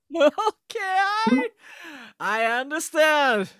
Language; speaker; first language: English; non-native, learner; Japanese